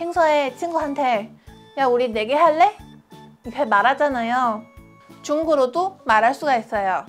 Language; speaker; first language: Korean; non-native, fluent; Chinese